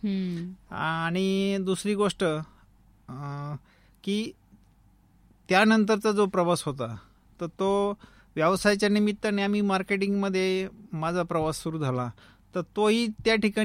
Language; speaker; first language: Marathi; native; Marathi